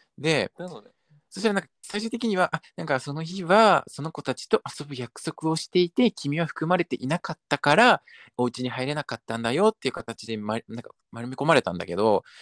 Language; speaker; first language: Japanese; early bilingual, other home language; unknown